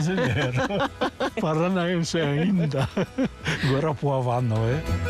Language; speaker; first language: Portuguese; early bilingual, other home language; German